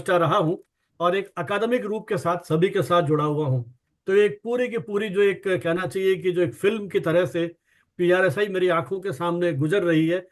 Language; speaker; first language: Hindi; native; Hindi